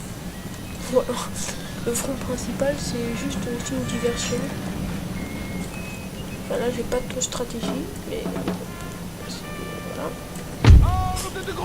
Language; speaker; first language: French; native; French